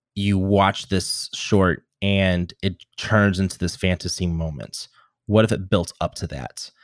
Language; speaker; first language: English; native; English